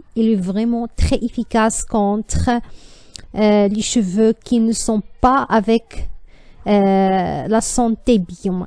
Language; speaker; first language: French; non-native, learner; Arabic